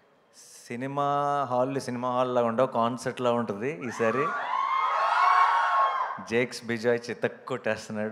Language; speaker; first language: Telugu; native; Telugu